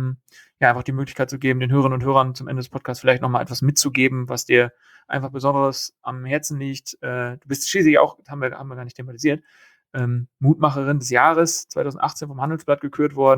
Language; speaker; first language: German; native; German